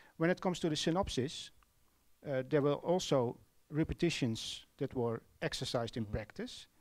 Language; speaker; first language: English; non-native, fluent; Dutch